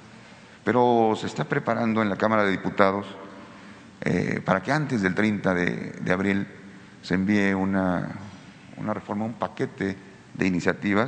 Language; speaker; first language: Spanish; native; Spanish